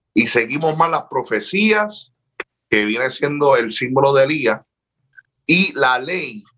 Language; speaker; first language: Spanish; early bilingual, heritage; Spanish